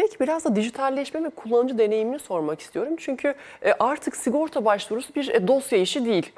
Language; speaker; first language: Turkish; native; Turkish